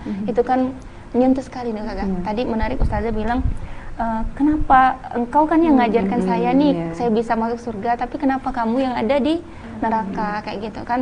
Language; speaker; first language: Indonesian; native; Indonesian